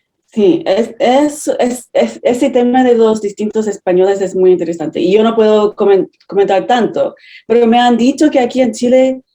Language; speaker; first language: Spanish; non-native, fluent; English